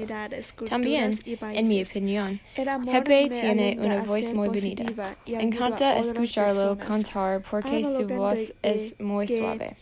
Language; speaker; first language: Spanish; non-native, learner; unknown